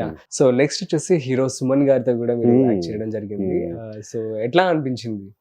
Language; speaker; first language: Telugu; native; Telugu